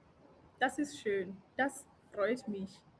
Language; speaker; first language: German; non-native, fluent; Swahili